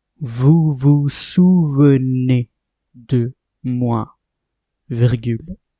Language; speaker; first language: French; non-native, fluent; Marathi